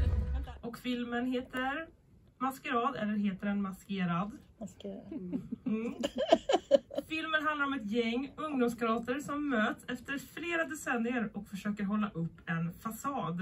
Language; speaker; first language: Swedish; native; Swedish